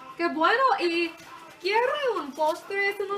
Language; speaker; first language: Spanish; non-native, learner; English